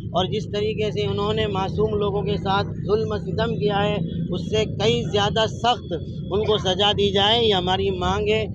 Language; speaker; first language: Hindi; non-native, local second language; Gujarati